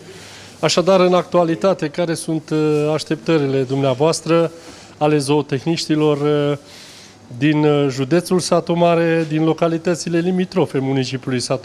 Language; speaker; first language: Romanian; native; Romanian